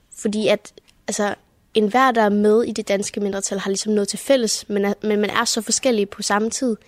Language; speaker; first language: Danish; early bilingual, heritage; Danish